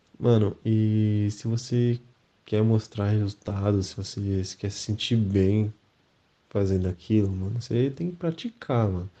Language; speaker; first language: Portuguese; native; Portuguese